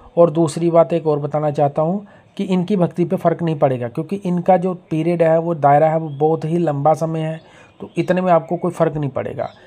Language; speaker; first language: Hindi; native; Hindi